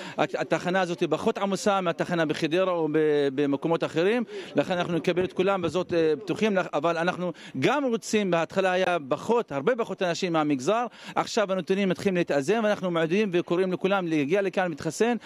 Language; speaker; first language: Hebrew; non-native, local second language; Arabic